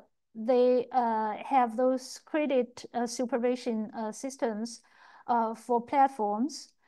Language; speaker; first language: English; non-native, fluent; Chinese